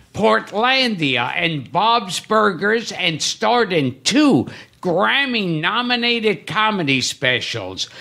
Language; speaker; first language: English; native; English